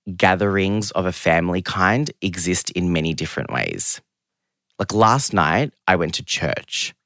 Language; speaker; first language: English; early bilingual, other home language; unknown